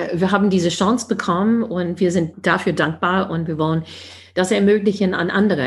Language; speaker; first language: German; non-native, fluent; English